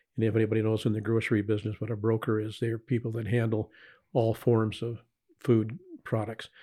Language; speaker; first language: English; native; English